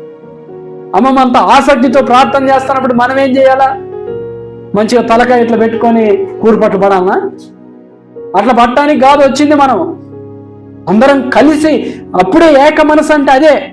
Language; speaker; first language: Telugu; native; Telugu